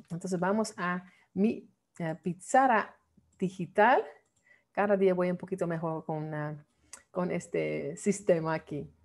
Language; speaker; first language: Spanish; non-native, fluent; Dutch